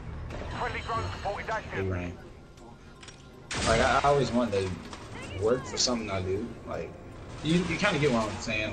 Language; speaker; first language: English; native; English